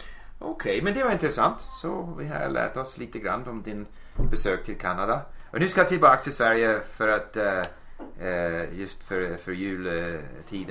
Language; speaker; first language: Swedish; non-native, fluent; English